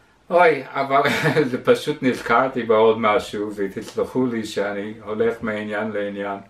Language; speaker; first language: Hebrew; non-native, fluent; English